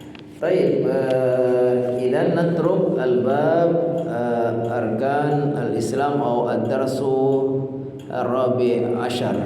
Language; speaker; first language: Arabic; non-native, fluent; Indonesian